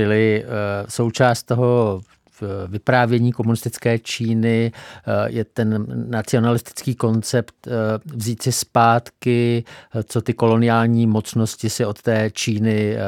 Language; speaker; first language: Czech; native; Czech